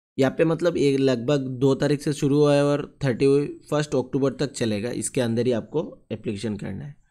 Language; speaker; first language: Hindi; non-native, local second language; Bangla